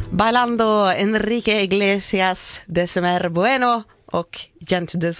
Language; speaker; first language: Swedish; native; Swedish